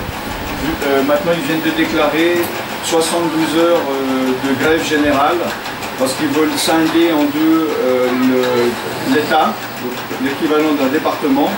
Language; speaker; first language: French; native; French